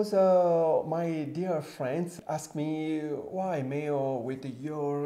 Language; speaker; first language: English; non-native, fluent; Italian